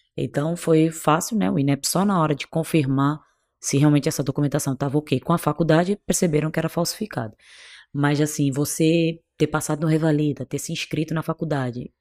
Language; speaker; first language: Portuguese; non-native, local second language; Kabuverdianu